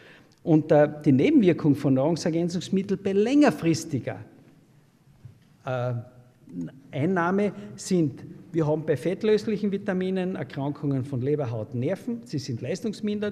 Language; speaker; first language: German; native; German